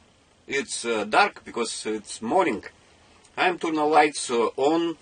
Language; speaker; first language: English; non-native, learner; Russian